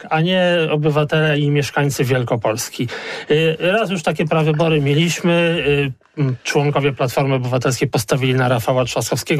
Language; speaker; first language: Polish; native; Polish